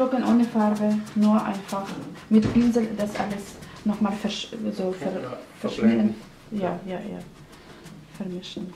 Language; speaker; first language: German; non-native, learner; Russian